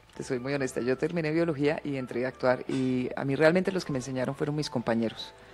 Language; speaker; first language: Spanish; early bilingual, other home language; English